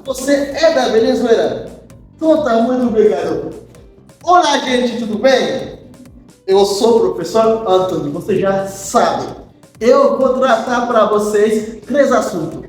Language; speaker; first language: Portuguese; non-native, local second language; Haitian Creole